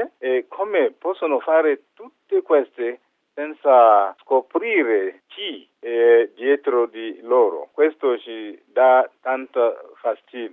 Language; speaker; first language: Italian; non-native, fluent; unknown